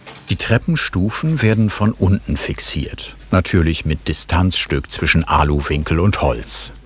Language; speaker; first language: German; native; German